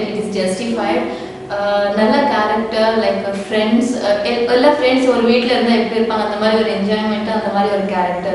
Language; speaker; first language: Tamil; non-native, local second language; Telugu